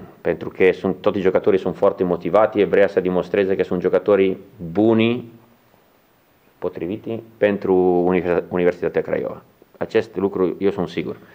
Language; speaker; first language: Romanian; non-native, learner; Italian